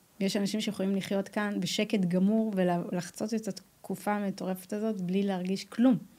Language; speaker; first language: Hebrew; native; Hebrew